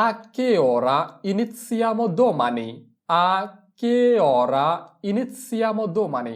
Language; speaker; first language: Italian; non-native, fluent; Bangla